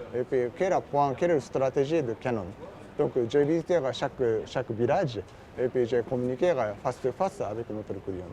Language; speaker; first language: French; non-native, learner; Japanese